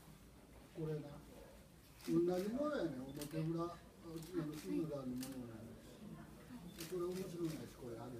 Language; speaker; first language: Japanese; native; Japanese